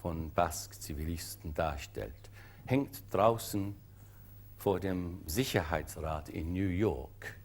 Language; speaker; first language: German; non-native, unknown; English